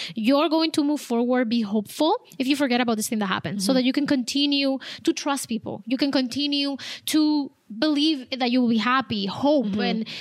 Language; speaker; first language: English; early bilingual, other home language; Spanish